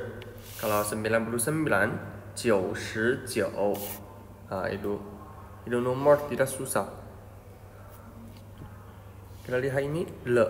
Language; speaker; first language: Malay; non-native, fluent; Chinese